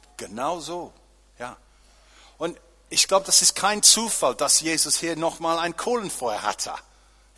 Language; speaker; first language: German; non-native, fluent; English